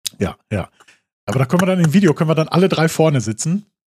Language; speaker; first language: German; native; German